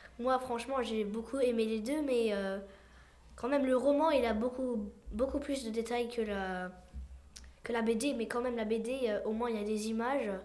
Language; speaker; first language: French; early bilingual, heritage; French